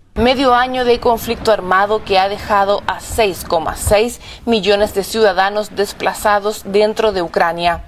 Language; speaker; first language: Spanish; native; Spanish